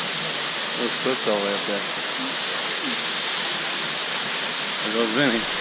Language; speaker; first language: English; native; English